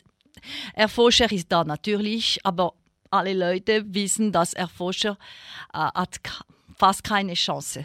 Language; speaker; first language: German; non-native, local second language; French